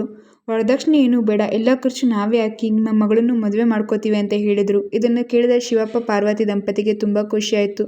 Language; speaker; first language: Kannada; native; Kannada